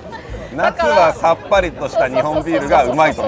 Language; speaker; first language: Japanese; native; Japanese